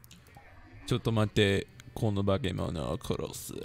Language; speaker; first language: Japanese; non-native, learner; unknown